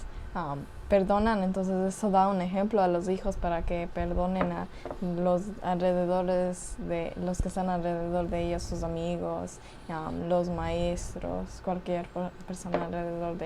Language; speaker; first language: Spanish; early bilingual, heritage; English